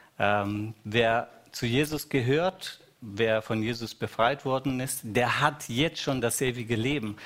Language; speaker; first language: German; non-native, fluent; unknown